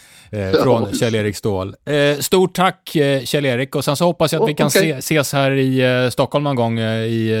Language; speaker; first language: Swedish; native; Swedish